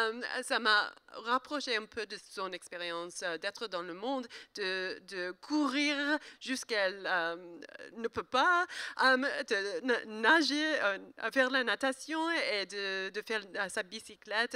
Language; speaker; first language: French; non-native, learner; English